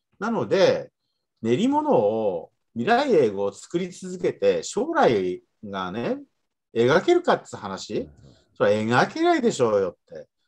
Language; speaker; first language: Japanese; native; Japanese